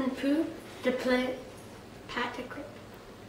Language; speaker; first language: French; non-native, learner; English